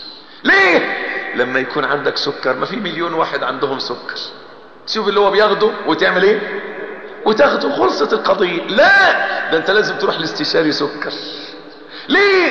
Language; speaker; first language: Arabic; native; Arabic